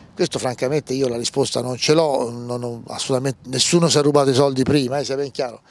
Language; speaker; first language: Italian; native; Italian